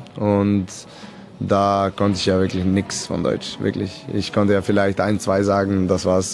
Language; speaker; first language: German; non-native, fluent; Serbian